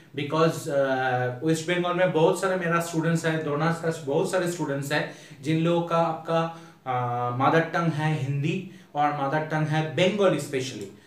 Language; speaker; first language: Hindi; non-native, local second language; Bangla